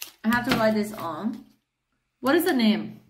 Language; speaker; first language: English; non-native, learner; Thai